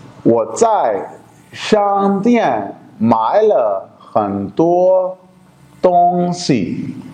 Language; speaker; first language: Chinese; non-native, learner; Urdu